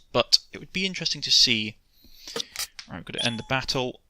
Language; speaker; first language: English; native; English